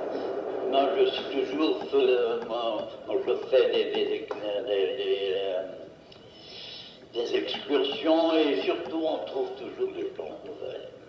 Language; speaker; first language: French; non-native, fluent; Portuguese